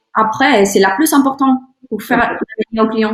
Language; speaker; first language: French; non-native, learner; Spanish